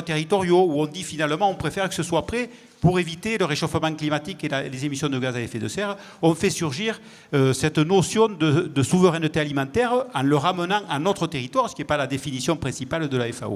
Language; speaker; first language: French; native; French